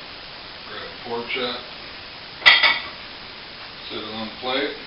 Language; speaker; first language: English; native; English